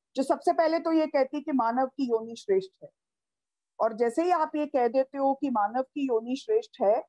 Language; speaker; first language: Hindi; native; Hindi